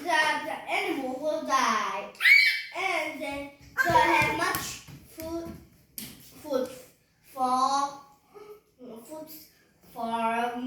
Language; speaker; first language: English; non-native, learner; Vietnamese